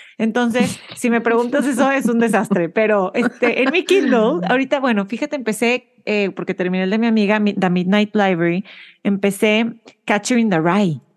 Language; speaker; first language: Spanish; native; Spanish